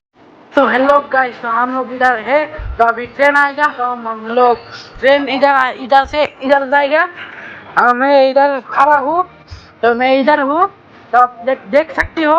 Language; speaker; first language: Hindi; non-native, local second language; Bangla